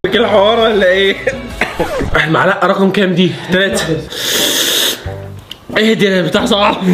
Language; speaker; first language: Arabic; native; Arabic